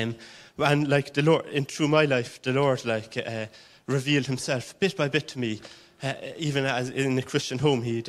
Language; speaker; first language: English; native; English